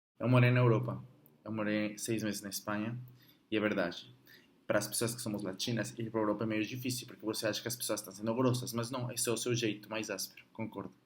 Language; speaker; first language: Portuguese; non-native, fluent; Spanish